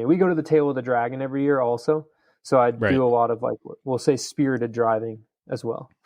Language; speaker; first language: English; native; English